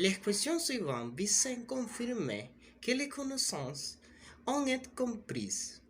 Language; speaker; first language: French; non-native, learner; Spanish